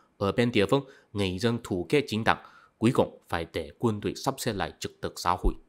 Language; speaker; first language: Vietnamese; non-native, fluent; Chinese